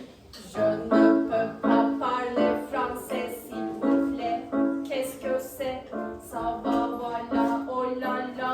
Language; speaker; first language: French; non-native, learner; Turkish